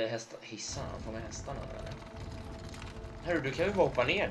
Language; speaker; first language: Swedish; native; Swedish